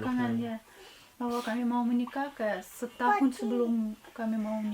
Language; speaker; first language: Indonesian; non-native, fluent; Russian